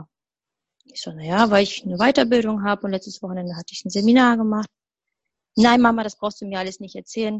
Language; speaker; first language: German; native; German